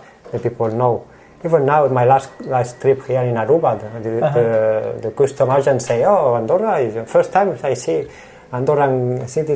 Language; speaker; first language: English; non-native, learner; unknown